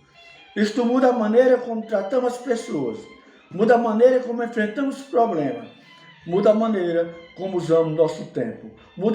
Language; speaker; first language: Portuguese; native; Portuguese